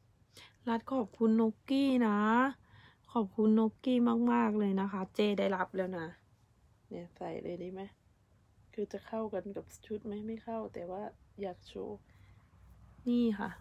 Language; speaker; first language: Thai; native; Thai